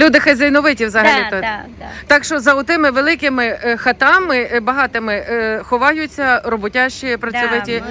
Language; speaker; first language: Ukrainian; native; Ukrainian